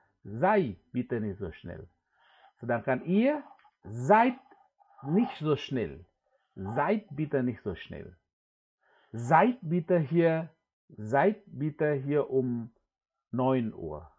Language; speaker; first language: German; non-native, fluent; Indonesian